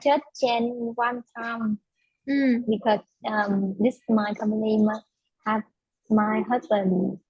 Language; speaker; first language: English; non-native, learner; Vietnamese